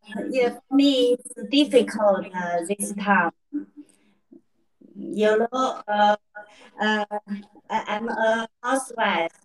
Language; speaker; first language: English; non-native, learner; Chinese